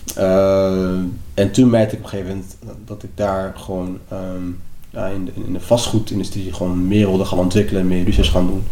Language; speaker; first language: Dutch; native; Dutch